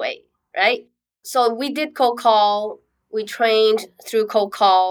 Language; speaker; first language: English; non-native, local second language; Cantonese